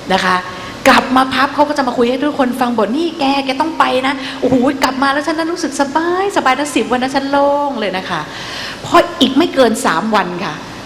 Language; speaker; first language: Thai; native; Thai